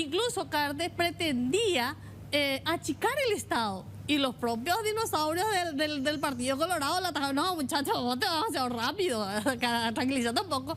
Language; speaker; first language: Spanish; native; Spanish